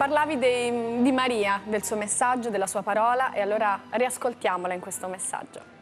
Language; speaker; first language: Italian; native; Italian